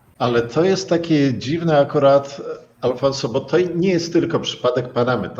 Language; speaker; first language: Polish; native; Polish